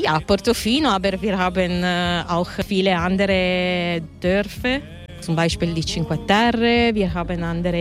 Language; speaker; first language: German; non-native, learner; Italian